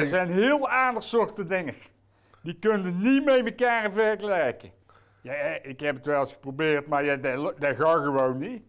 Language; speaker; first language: Dutch; native; Dutch